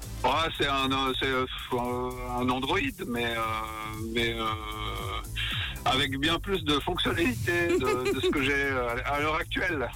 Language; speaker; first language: French; native; French